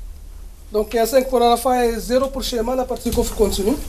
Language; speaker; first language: French; non-native, local second language; Comorian